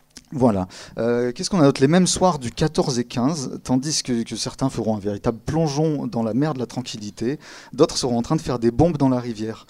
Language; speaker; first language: French; native; French